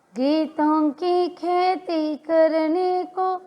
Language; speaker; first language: Hindi; non-native, local second language; Telugu